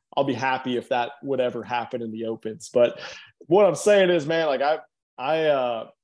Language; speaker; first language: English; native; English